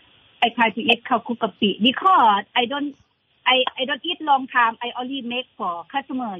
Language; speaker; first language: English; non-native, learner; Thai